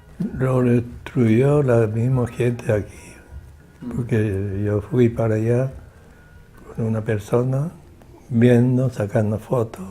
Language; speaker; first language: Spanish; non-native, local second language; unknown